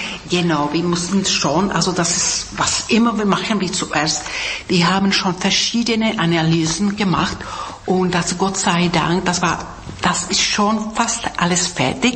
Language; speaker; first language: German; non-native, fluent; Czech